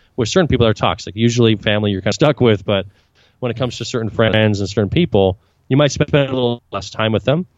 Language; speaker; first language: English; native; English